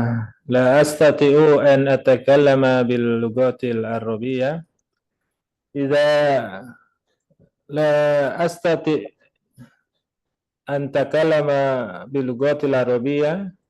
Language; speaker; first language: Arabic; non-native, learner; Indonesian